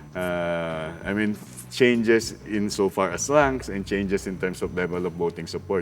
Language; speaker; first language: English; non-native, local second language; Filipino